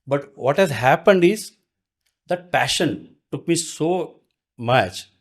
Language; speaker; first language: English; non-native, local second language; Kannada